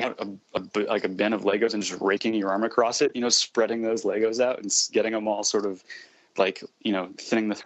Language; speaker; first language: English; native; English